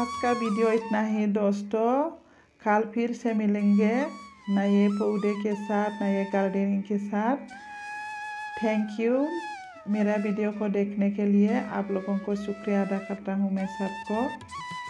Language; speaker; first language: Hindi; non-native, learner; Bodo